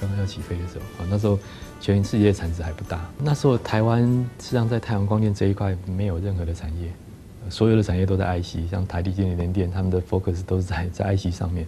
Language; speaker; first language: Chinese; native; Chinese